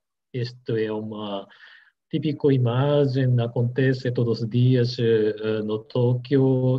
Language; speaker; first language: Portuguese; non-native, learner; Japanese